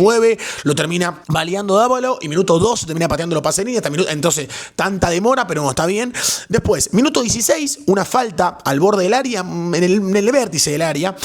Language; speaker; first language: Spanish; native; Spanish